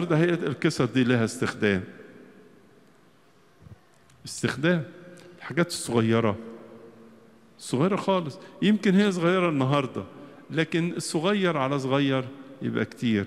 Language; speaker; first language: Arabic; native; Arabic